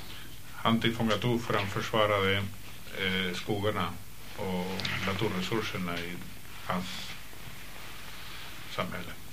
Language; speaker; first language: Swedish; non-native, fluent; Spanish